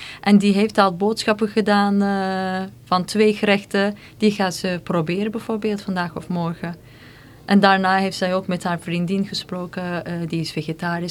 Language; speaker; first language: Dutch; non-native, fluent; Turkish